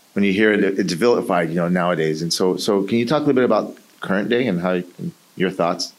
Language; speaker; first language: English; native; English